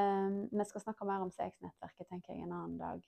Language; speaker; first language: Norwegian; native; Norwegian